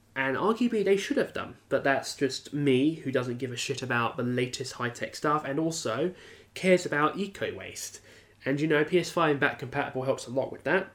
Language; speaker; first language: English; native; English